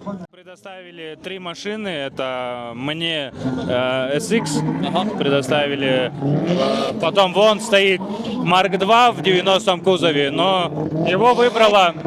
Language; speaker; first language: Russian; native; Russian